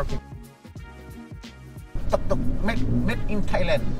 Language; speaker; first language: English; non-native, learner; Thai